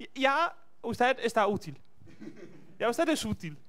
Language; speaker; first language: Spanish; non-native, fluent; Italian